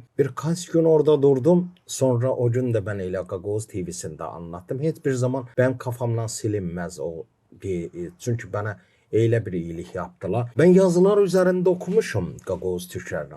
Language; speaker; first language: Turkish; non-native, fluent; Azerbaijani